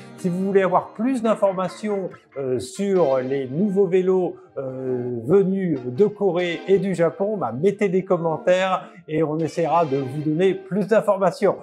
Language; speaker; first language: French; native; French